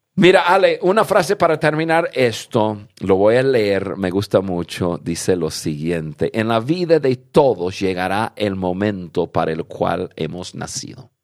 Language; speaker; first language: Spanish; early bilingual, heritage; English